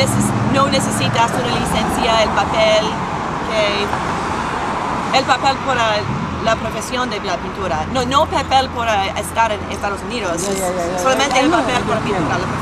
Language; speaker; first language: Spanish; non-native, learner; English